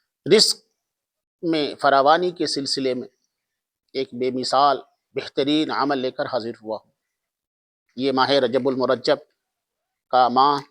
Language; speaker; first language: Urdu; native; Urdu